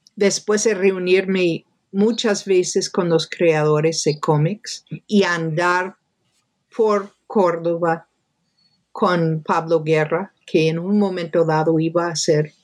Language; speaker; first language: Spanish; non-native, fluent; English